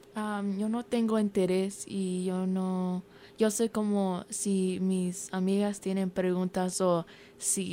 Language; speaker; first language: Spanish; early bilingual, heritage; Spanish